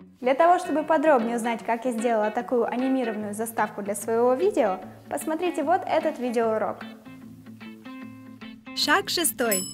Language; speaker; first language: Russian; native; Russian